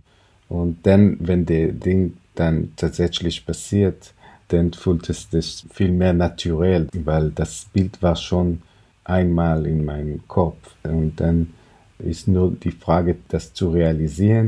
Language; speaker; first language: German; non-native, fluent; Hebrew